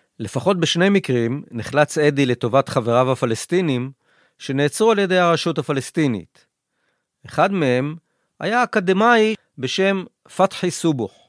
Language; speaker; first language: Hebrew; native; Hebrew